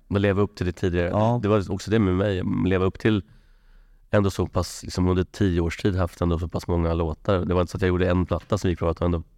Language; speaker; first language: Swedish; native; Swedish